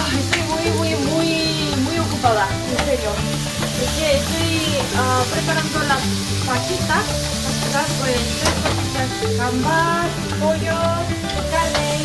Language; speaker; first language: Spanish; non-native, learner; Korean